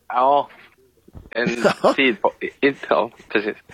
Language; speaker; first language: Swedish; native; Swedish